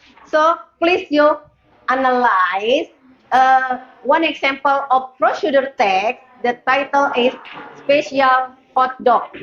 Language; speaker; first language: English; non-native, learner; Indonesian